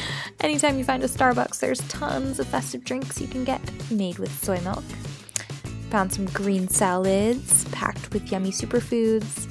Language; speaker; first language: English; native; English